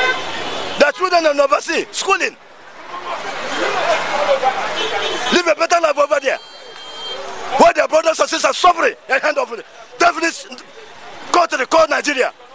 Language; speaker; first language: English; non-native, local second language; Igbo